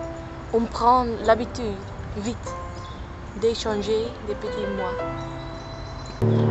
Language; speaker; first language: French; non-native, learner; Dutch